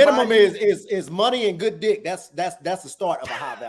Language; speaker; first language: English; native; English